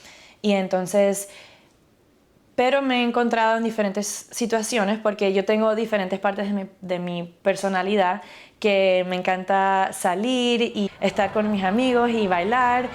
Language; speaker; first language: Spanish; early bilingual, other home language; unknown